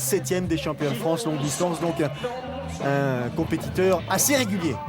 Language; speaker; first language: French; native; French